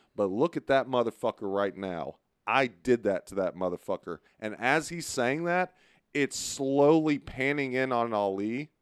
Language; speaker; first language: English; native; English